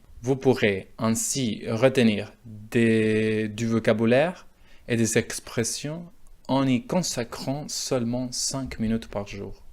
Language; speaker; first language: French; non-native, learner; Spanish